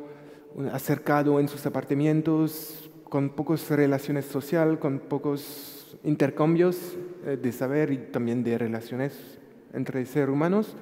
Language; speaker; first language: Spanish; non-native, fluent; French